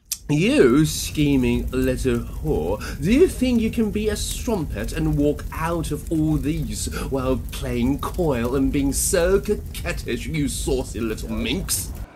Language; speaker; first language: English; non-native, fluent; Chinese